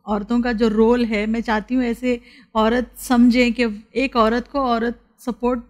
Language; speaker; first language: Hindi; non-native, local second language; Urdu